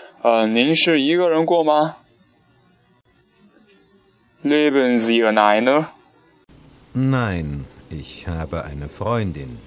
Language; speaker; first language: German; non-native, learner; Chinese